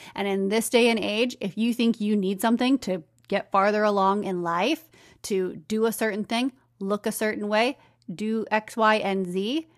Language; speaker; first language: English; native; English